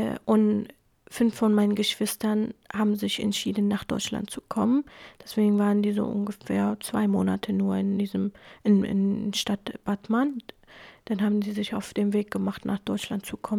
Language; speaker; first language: German; non-native, fluent; Kurdish